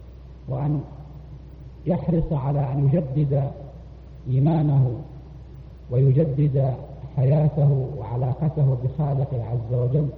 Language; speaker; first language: Arabic; native; Arabic